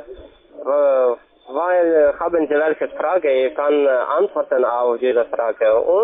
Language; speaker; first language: German; non-native, learner; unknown